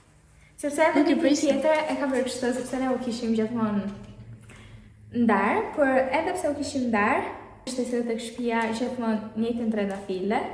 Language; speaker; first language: Albanian; early bilingual, heritage; Albanian